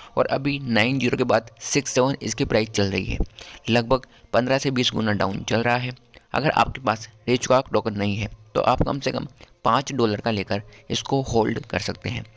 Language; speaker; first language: Hindi; native; Hindi